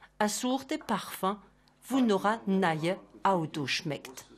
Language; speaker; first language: German; non-native, local second language; French